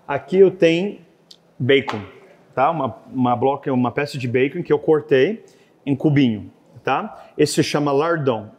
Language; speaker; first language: Portuguese; non-native, fluent; French